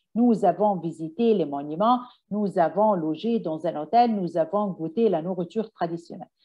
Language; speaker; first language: French; non-native, fluent; Arabic